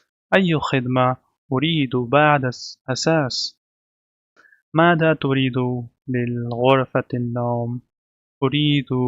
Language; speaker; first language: Arabic; non-native, learner; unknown